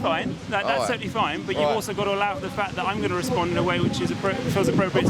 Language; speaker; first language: English; native; English